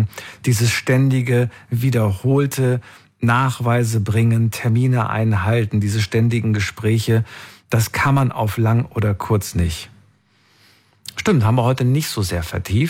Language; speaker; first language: German; native; German